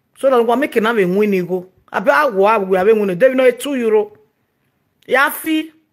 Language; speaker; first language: Nigerian Pidgin; non-native, local second language; Yoruba